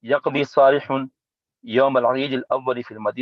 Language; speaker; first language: Arabic; non-native, learner; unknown